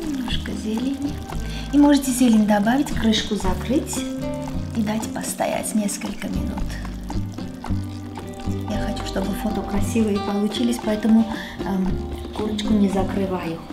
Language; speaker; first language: Russian; non-native, fluent; Armenian